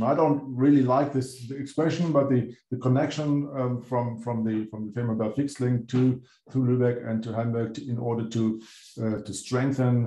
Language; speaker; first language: English; non-native, fluent; German